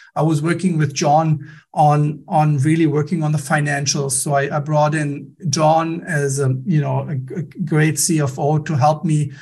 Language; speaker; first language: English; non-native, fluent; German